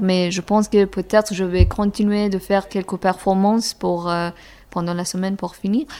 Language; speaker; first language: French; non-native, fluent; Persian